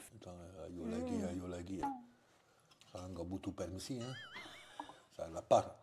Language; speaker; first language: Indonesian; non-native, learner; French